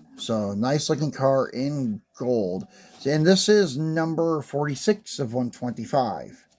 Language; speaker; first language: English; native; English